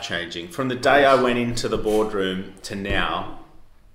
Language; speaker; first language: English; native; English